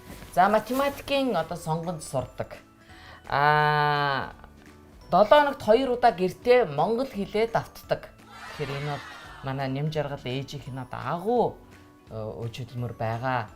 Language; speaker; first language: Mongolian; native; Mongolian